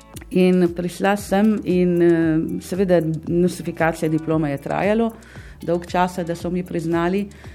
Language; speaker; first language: Slovenian; non-native, fluent; Arabic